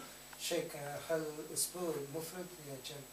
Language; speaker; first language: Arabic; non-native, learner; English